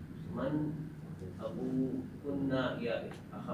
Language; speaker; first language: Arabic; non-native, learner; Urdu